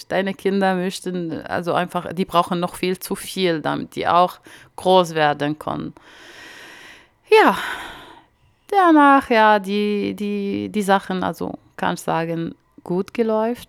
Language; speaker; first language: German; non-native, learner; Arabic